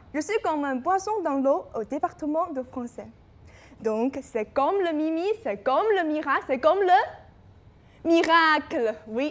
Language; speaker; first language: French; non-native, fluent; Chinese